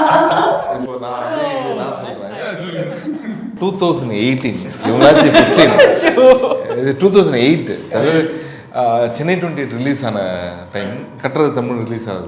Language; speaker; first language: Tamil; native; Tamil